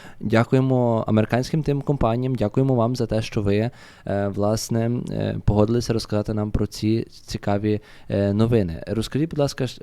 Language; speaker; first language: Ukrainian; native; Ukrainian